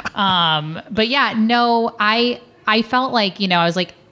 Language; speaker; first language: English; native; English